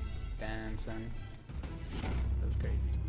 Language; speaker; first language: English; native; English